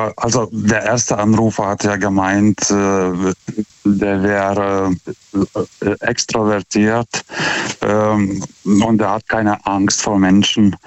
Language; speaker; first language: German; non-native, fluent; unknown